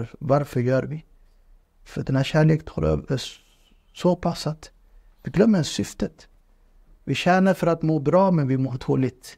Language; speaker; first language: Swedish; non-native, fluent; Urdu